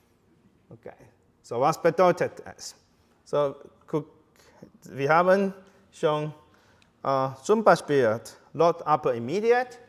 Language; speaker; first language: German; non-native, fluent; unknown